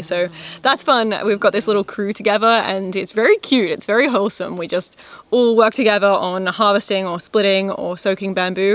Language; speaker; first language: English; native; English